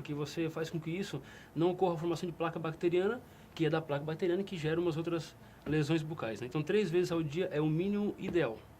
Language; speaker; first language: Portuguese; native; Portuguese